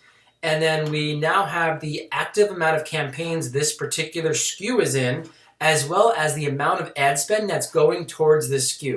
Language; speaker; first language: English; native; English